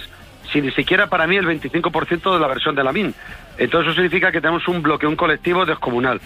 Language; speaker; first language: Spanish; native; Spanish